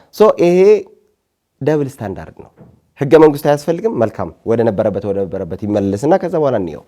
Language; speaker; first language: Amharic; non-native, local second language; Tigrinya